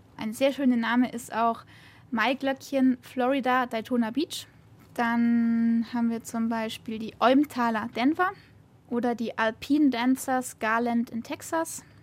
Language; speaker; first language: German; native; German